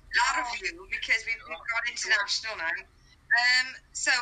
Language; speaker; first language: English; native; English